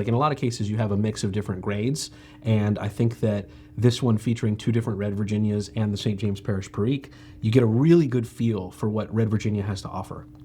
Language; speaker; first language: English; native; English